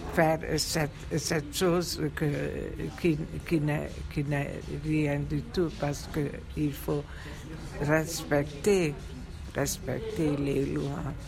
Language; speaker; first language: French; non-native, fluent; Hungarian